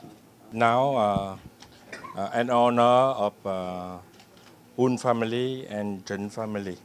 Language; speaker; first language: English; non-native, learner; Vietnamese